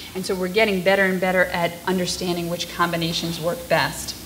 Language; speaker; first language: English; native; English